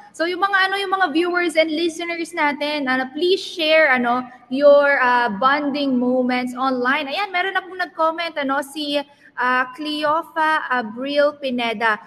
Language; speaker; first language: Filipino; non-native, local second language; Pampanga